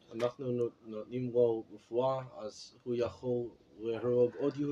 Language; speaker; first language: Hebrew; non-native, learner; English